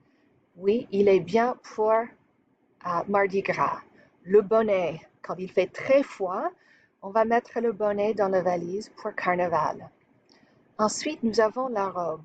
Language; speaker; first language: French; non-native, fluent; English